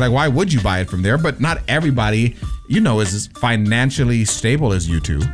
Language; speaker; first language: English; native; English